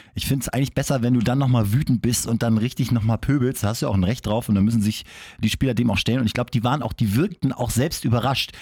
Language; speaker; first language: German; native; German